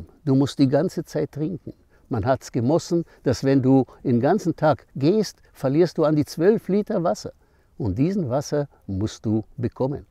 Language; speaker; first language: German; non-native, fluent; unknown